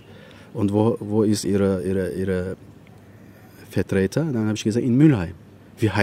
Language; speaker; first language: German; non-native, fluent; Turkish